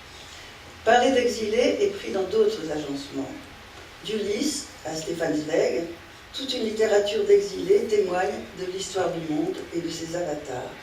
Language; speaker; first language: French; native; French